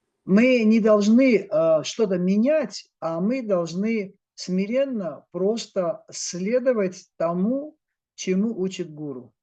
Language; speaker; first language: Russian; native; Russian